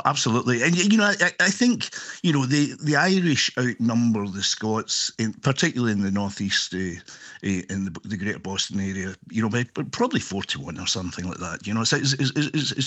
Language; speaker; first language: English; native; English